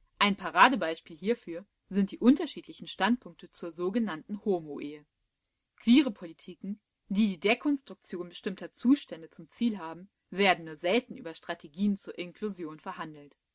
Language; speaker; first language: German; native; German